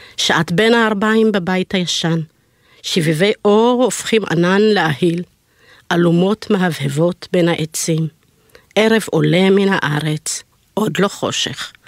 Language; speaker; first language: Hebrew; early bilingual, other home language; Amharic